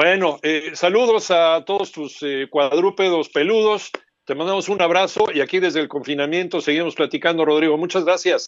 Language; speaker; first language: Spanish; native; Spanish